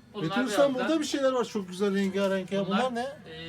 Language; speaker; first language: Turkish; native; Turkish